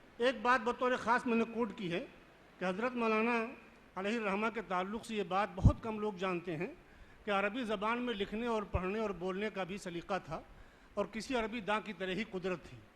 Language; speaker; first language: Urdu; native; Urdu